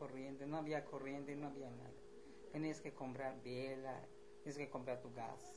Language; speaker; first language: Spanish; non-native, local second language; Yucateco